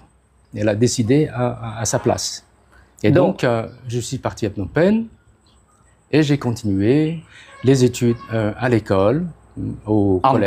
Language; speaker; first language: French; non-native, fluent; Khmer